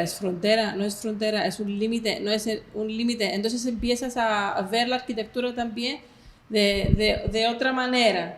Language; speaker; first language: Spanish; non-native, fluent; Greek